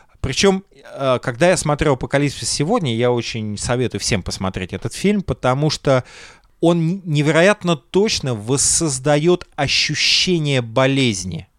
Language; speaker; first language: Russian; native; Russian